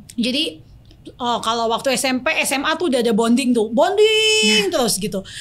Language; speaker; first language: Indonesian; native; Indonesian